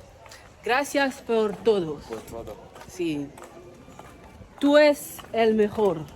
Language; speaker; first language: Spanish; non-native, learner; French